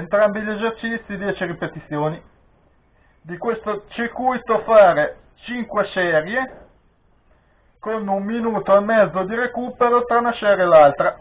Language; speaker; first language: Italian; native; Italian